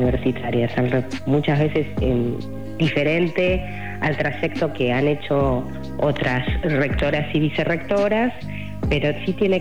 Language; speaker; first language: Spanish; native; Spanish